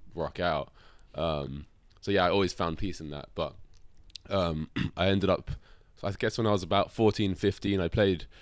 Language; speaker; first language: English; native; English